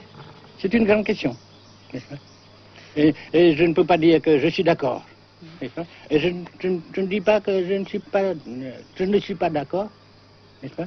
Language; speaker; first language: French; non-native, local second language; Vietnamese